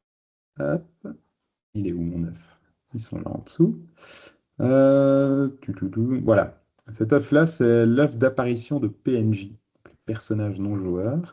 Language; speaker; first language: French; native; French